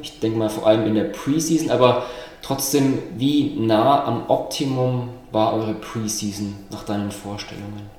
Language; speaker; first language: German; native; German